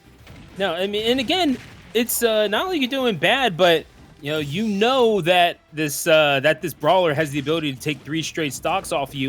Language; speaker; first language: English; native; English